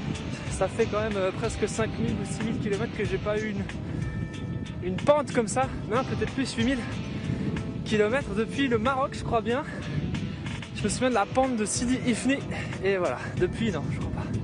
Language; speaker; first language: French; native; French